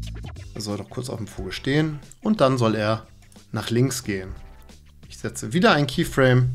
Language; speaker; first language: German; native; German